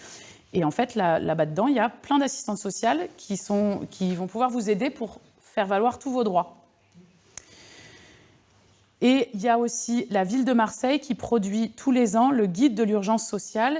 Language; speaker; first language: French; native; French